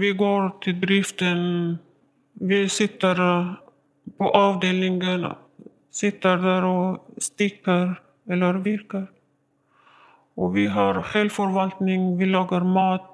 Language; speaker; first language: Swedish; non-native, learner; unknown